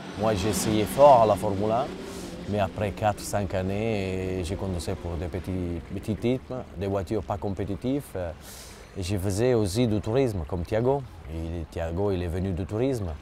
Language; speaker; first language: French; non-native, fluent; Italian